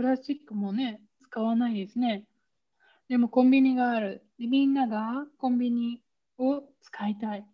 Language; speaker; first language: Japanese; non-native, learner; German